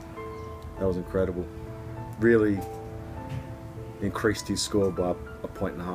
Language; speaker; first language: English; native; English